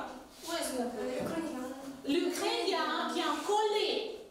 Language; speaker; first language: French; non-native, fluent; Ukrainian